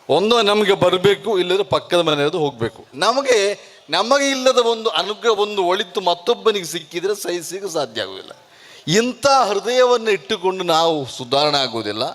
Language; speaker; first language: Kannada; non-native, local second language; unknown